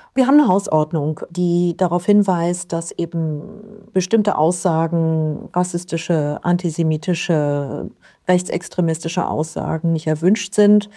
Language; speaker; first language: German; native; German